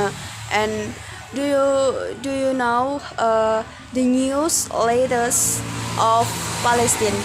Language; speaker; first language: English; non-native, learner; Indonesian